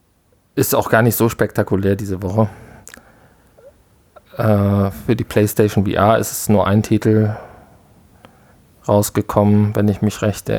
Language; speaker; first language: German; native; German